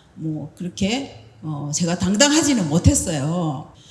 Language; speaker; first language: Korean; native; Korean